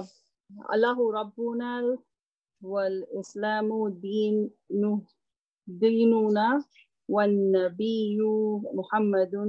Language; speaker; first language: Arabic; non-native, learner; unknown